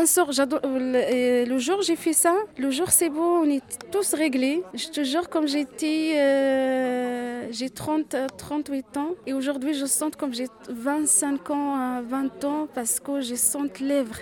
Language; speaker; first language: French; non-native, learner; Arabic